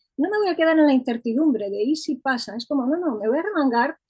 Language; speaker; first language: Spanish; native; Spanish